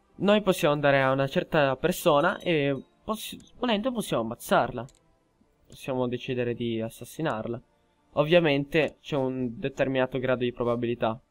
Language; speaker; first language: Italian; early bilingual, heritage; Italian